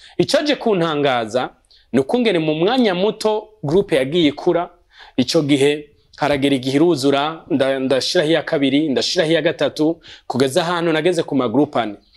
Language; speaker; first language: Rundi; native; Rundi